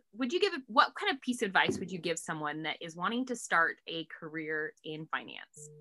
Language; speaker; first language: English; native; English